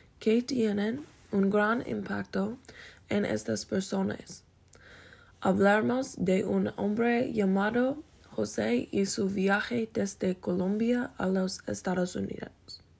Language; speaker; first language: Spanish; non-native, learner; English